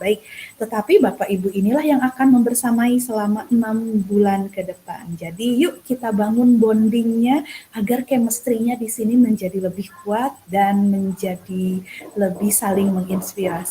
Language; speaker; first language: Indonesian; native; Indonesian